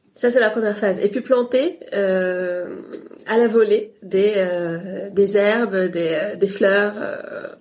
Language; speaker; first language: French; native; French